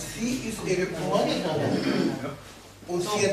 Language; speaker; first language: German; non-native, learner; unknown